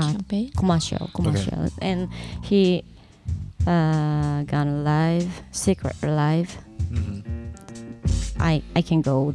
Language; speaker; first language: English; non-native, learner; Japanese